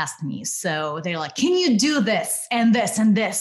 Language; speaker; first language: English; non-native, fluent; Ukrainian